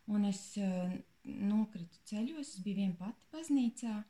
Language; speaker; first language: Latvian; native; Latvian